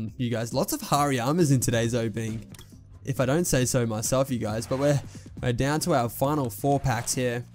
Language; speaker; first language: English; native; English